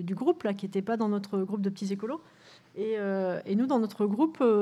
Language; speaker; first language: French; native; French